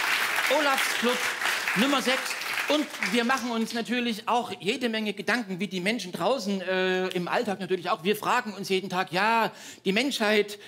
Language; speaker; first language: German; native; German